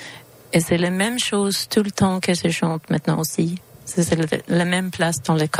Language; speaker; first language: French; non-native, learner; Swedish